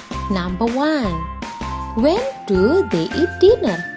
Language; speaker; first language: English; non-native, fluent; Indonesian